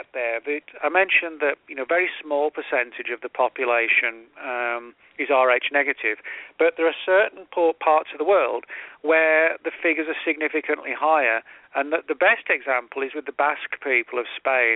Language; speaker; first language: English; native; English